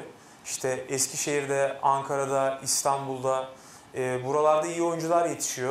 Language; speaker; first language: Turkish; native; Turkish